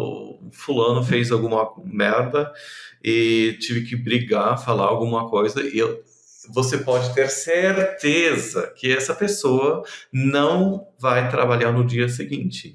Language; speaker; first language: Portuguese; non-native, fluent; German